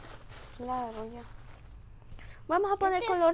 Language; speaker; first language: Spanish; native; Spanish